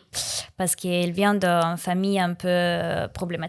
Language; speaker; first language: French; non-native, learner; Italian